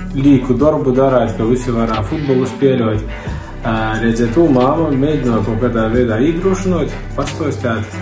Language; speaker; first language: Latvian; native; Latvian